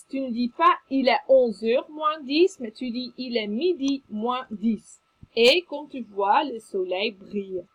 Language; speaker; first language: French; non-native, fluent; Dutch